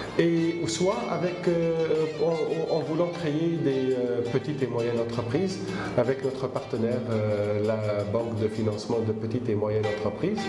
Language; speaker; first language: French; non-native, local second language; Arabic